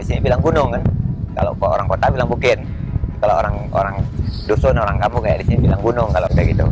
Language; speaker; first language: Indonesian; non-native, local second language; Malay